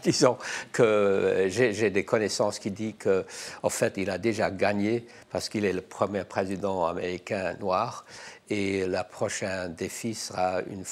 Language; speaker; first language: French; non-native, fluent; English